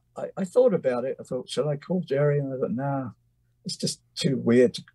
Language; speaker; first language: English; native; English